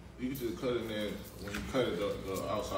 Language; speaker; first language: English; native; English